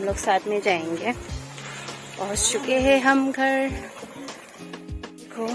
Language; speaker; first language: Hindi; non-native, local second language; Karbi